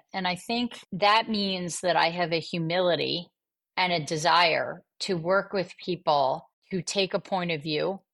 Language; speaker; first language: English; native; English